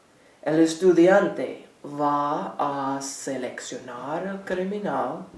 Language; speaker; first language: Spanish; non-native, fluent; English